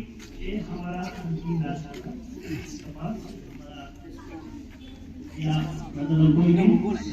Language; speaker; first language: Hindi; non-native, local second language; Thado Chin